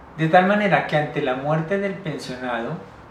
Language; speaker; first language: Spanish; native; Spanish